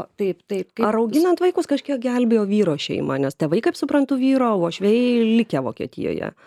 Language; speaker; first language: Lithuanian; native; Lithuanian